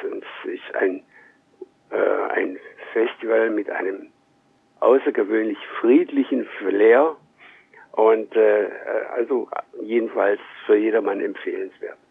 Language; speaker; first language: German; early bilingual, heritage; German